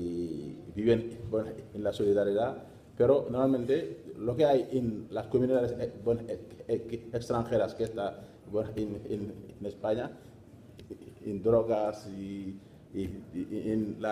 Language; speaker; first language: Spanish; non-native, fluent; Wolof